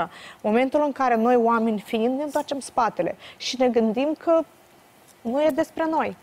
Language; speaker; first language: Romanian; native; Romanian